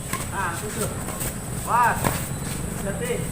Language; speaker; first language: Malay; non-native, local second language; Minangkabau